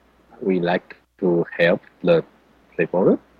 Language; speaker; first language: English; non-native, learner; Chinese